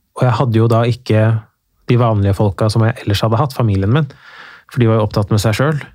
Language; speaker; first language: Norwegian; early bilingual, other home language; Persian